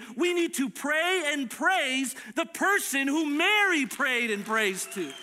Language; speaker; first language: English; early bilingual, other home language; Filipino